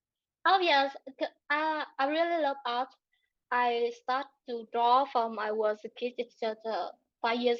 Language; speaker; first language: English; non-native, learner; Vietnamese